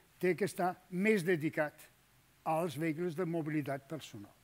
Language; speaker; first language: Catalan; non-native, fluent; Danish